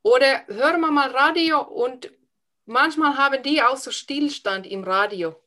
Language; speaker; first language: German; non-native, fluent; Finnish